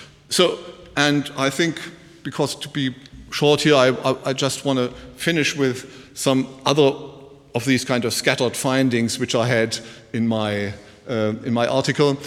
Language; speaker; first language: English; non-native, fluent; German